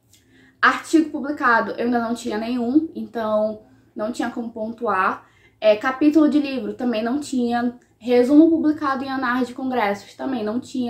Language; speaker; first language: Portuguese; native; Portuguese